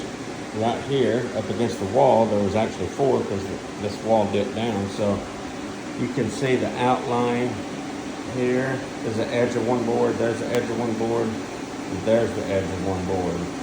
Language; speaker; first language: English; native; English